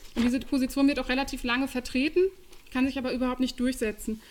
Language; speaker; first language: German; native; German